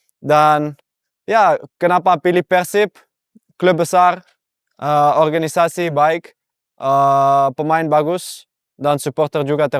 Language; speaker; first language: Indonesian; non-native, learner; Dutch